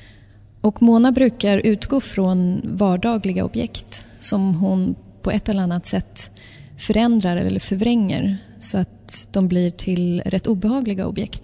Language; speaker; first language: Swedish; native; Swedish